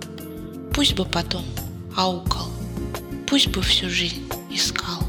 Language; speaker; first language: Russian; native; Russian